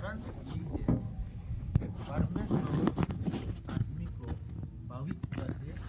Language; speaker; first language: Hindi; non-native, local second language; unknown